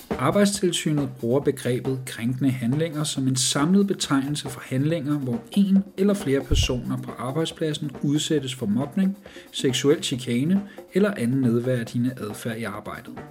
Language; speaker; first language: Danish; native; Danish